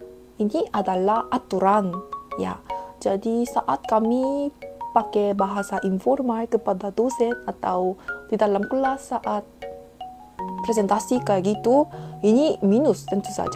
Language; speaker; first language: Indonesian; non-native, fluent; Korean